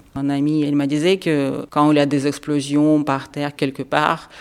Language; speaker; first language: French; non-native, fluent; Ukrainian